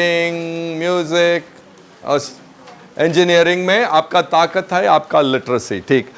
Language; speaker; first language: Hindi; non-native, local second language; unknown